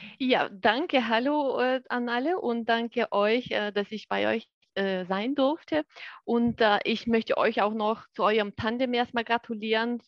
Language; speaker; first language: German; non-native, fluent; Lithuanian